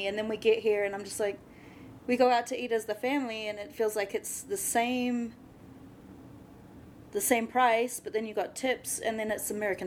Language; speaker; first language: English; native; English